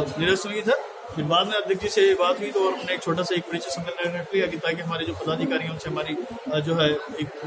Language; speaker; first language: Hindi; native; Hindi